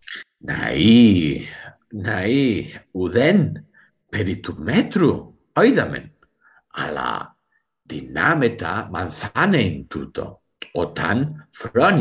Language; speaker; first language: Greek; non-native, learner; English